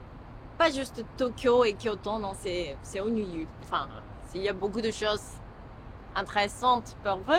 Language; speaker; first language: French; non-native, fluent; Japanese